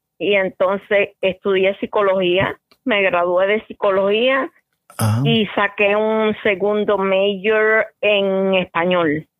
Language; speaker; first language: Spanish; native; Spanish